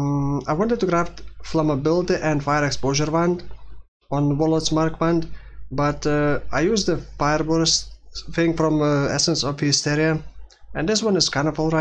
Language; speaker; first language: English; non-native, fluent; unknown